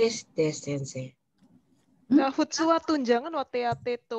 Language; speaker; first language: Japanese; non-native, learner; Indonesian